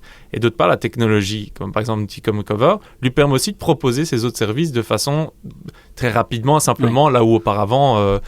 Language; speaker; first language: French; native; French